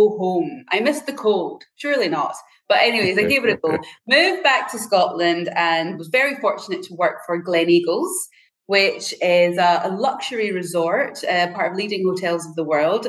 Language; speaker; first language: English; native; English